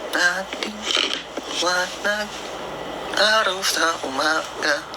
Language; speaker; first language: Filipino; native; Filipino